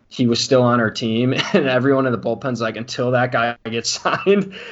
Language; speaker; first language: English; native; English